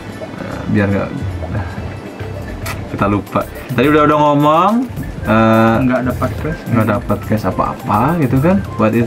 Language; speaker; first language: Indonesian; native; Indonesian